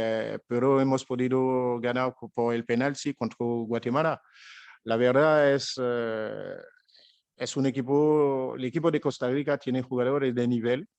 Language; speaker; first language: Spanish; non-native, fluent; French